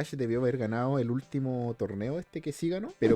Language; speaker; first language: Spanish; native; Spanish